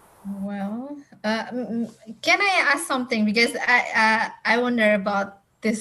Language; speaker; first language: English; non-native, fluent; Indonesian